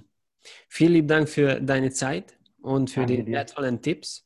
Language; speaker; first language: German; non-native, fluent; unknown